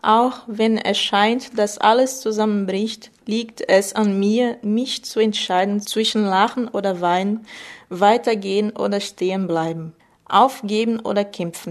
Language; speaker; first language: German; non-native, fluent; Portuguese